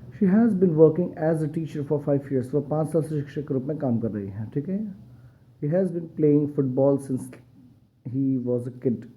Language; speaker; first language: Hindi; native; Hindi